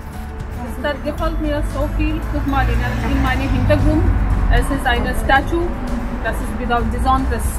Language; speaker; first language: German; non-native, learner; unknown